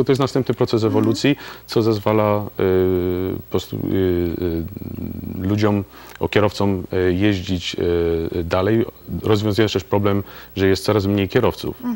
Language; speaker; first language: Polish; native; Polish